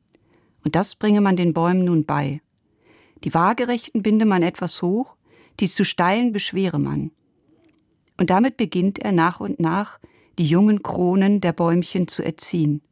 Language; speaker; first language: German; native; German